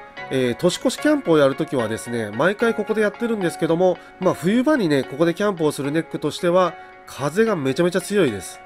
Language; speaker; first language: Japanese; native; Japanese